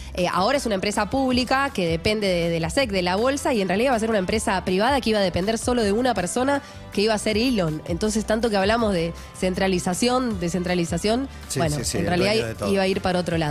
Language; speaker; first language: Spanish; native; Spanish